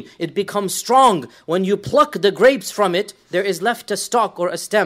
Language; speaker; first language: English; native; English